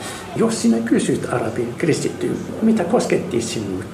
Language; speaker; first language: Finnish; non-native, fluent; Arabic